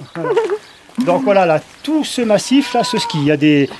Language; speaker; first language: French; native; French